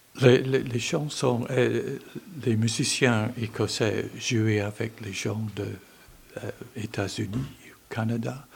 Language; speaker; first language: French; non-native, learner; English